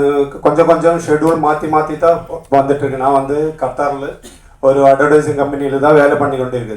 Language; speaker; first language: Tamil; non-native, learner; Malayalam